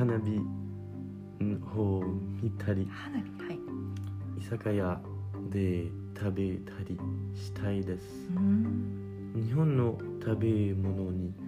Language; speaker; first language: Japanese; non-native, learner; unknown